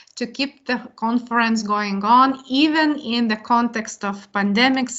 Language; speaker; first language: English; non-native, fluent; Lithuanian